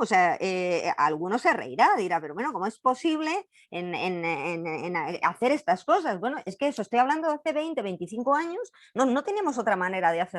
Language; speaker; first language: Spanish; native; Spanish